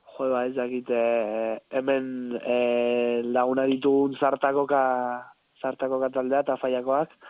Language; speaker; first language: Basque; non-native, local second language; Spanish